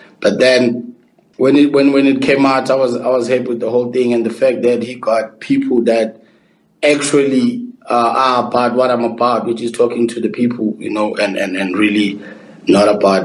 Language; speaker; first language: English; non-native, local second language; Zulu